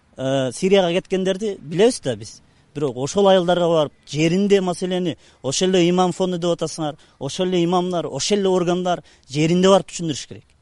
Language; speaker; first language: Kyrgyz; native; Kyrgyz